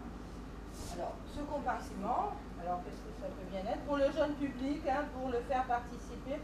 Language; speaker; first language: French; native; French